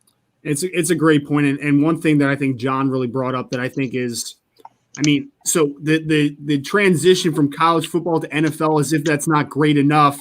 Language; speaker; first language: English; native; English